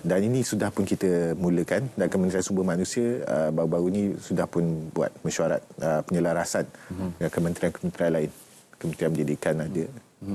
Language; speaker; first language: Malay; native; Malay